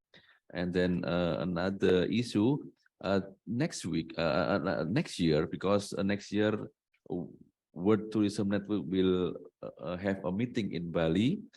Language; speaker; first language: English; non-native, learner; Indonesian